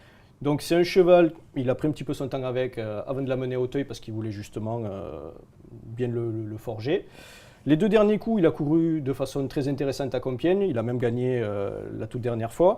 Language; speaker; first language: French; native; French